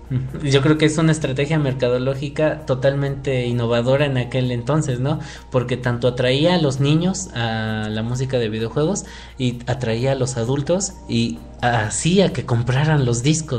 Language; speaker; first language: Spanish; native; Spanish